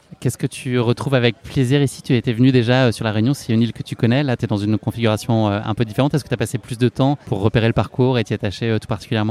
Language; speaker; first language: French; native; French